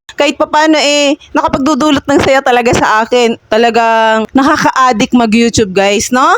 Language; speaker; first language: Filipino; non-native, local second language; Iloko